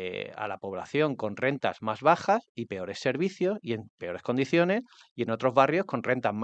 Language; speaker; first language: Spanish; native; Spanish